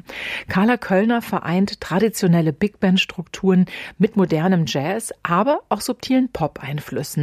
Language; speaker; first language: German; native; German